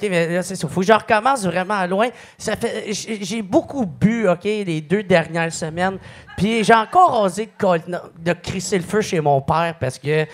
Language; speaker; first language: French; native; French